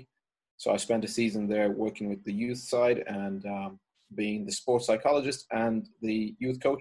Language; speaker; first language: English; native; English